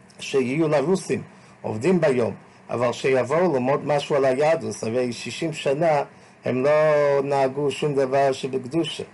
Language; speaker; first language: Hebrew; non-native, fluent; English